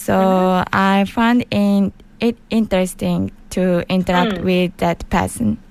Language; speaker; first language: English; non-native, learner; Japanese